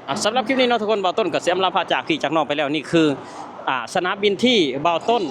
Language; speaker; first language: Thai; non-native, local second language; Lao